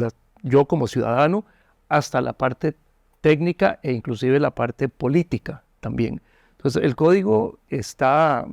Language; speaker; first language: Spanish; native; Spanish